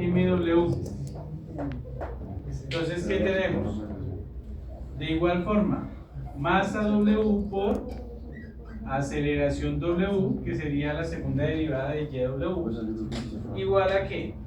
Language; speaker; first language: Spanish; native; Spanish